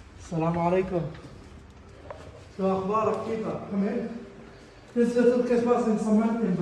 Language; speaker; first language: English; non-native, learner; Arabic